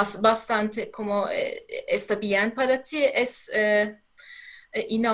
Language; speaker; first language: Spanish; non-native, learner; Turkish